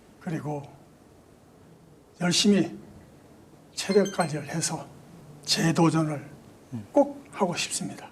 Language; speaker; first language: Korean; native; Korean